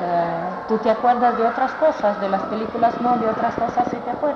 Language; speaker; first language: Spanish; native; Spanish